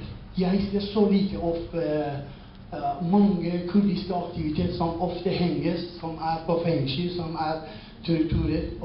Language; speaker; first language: Norwegian; non-native, learner; Kurdish